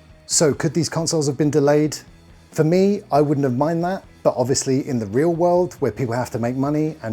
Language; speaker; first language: English; native; English